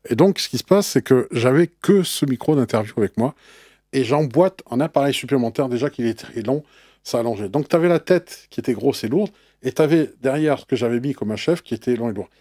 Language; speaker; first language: French; native; French